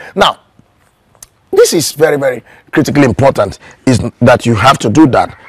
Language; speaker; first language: English; non-native, local second language; Igbo